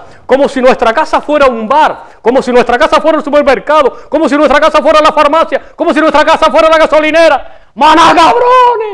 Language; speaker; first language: Spanish; native; Spanish